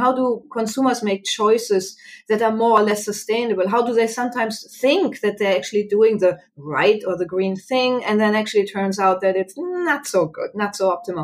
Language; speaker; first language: English; non-native, fluent; German